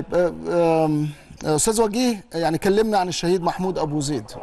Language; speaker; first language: Arabic; native; Arabic